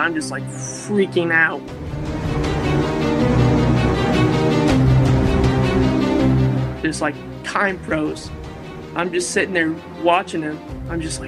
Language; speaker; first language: English; native; English